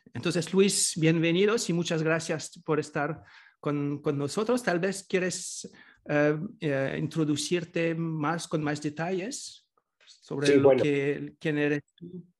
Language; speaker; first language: Spanish; non-native, fluent; French